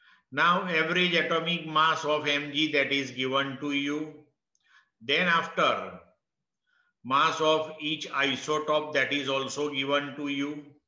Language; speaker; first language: English; non-native, local second language; Gujarati